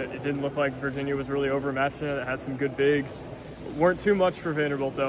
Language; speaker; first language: English; native; English